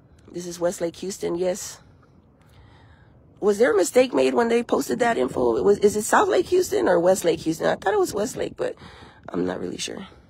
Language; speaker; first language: English; early bilingual, other home language; Spanish